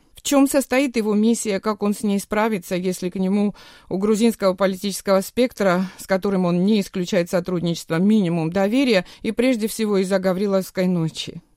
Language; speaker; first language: Russian; non-native, local second language; Georgian